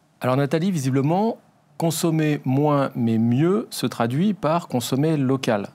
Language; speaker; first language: French; native; French